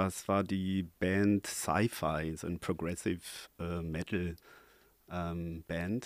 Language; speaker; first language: German; non-native, fluent; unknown